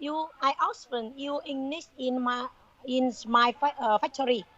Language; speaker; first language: English; non-native, learner; Vietnamese